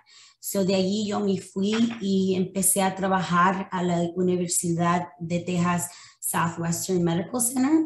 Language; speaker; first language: Spanish; early bilingual, other home language; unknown